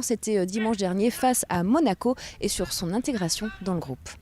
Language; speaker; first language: French; native; French